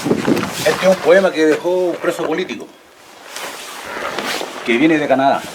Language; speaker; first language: Spanish; native; Spanish